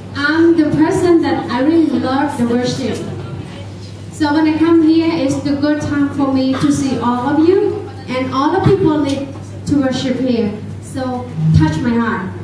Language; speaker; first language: English; non-native, learner; Khmer